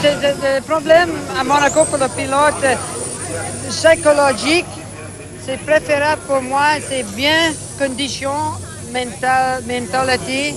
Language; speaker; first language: French; non-native, learner; English